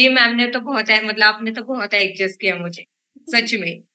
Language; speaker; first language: Hindi; non-native, local second language; Marathi